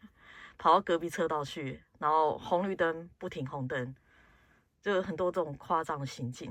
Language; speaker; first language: Chinese; native; Chinese